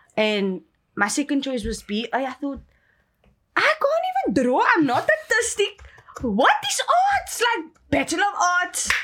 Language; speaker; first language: English; native; English